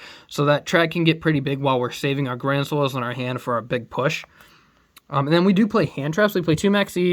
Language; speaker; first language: English; native; English